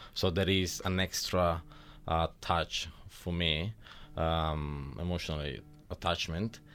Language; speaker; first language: English; non-native, fluent; Italian